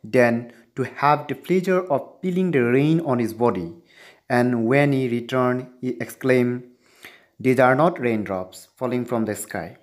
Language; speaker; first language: English; non-native, local second language; Assamese